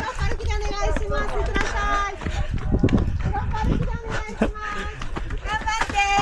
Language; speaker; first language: Japanese; native; Japanese